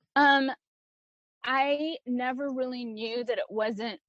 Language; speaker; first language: English; early bilingual, other home language; Spanish